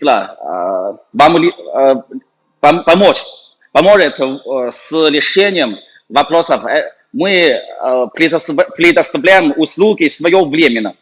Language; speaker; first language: Russian; non-native, learner; Chinese